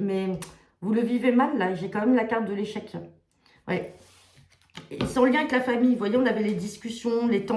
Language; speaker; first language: French; native; French